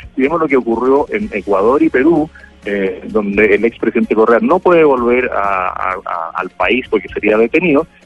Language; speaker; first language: Spanish; native; Spanish